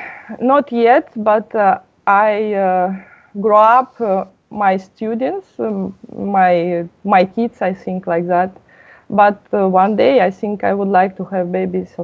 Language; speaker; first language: English; non-native, learner; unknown